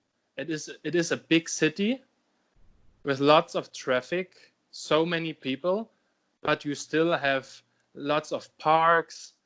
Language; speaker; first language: English; non-native, fluent; German